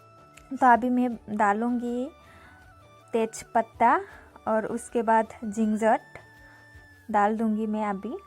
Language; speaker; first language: Hindi; non-native, local second language; Kok Borok